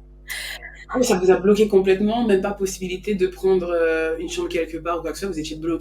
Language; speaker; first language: French; native; French